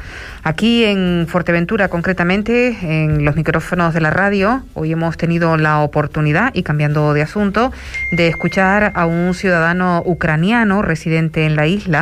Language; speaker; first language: Spanish; native; Spanish